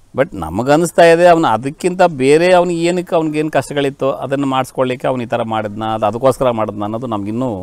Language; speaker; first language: Kannada; native; Kannada